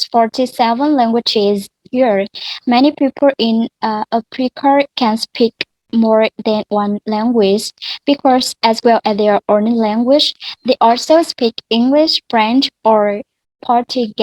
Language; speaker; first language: English; non-native, learner; Vietnamese